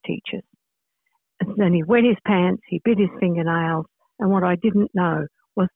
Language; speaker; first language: English; native; English